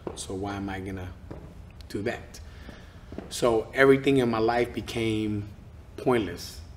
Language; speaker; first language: English; early bilingual, other home language; Spanish